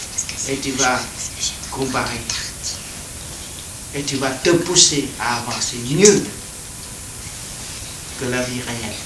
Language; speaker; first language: French; non-native, learner; Vietnamese